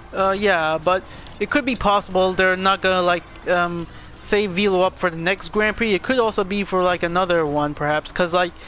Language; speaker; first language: English; native; English